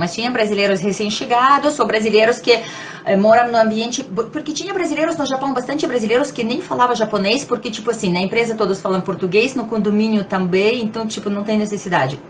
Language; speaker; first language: Portuguese; non-native, fluent; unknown